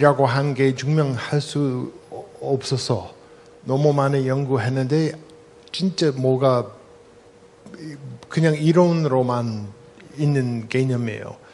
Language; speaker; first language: Korean; non-native, fluent; English